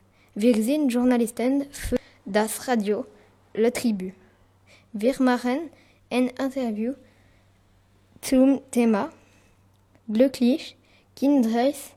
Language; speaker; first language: German; non-native, learner; French